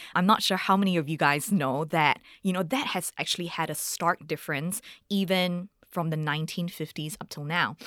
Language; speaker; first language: English; native; English